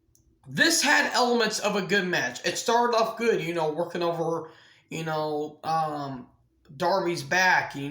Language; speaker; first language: English; native; English